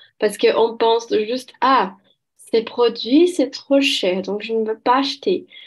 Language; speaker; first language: French; non-native, learner; Portuguese